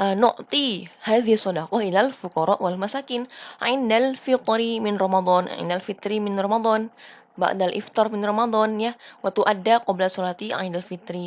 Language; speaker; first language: Arabic; non-native, fluent; Indonesian